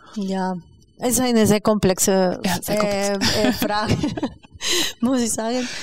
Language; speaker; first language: German; non-native, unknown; Spanish